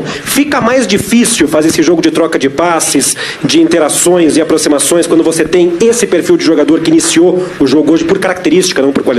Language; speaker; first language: Portuguese; native; Portuguese